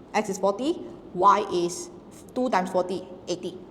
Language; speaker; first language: English; non-native, local second language; Chinese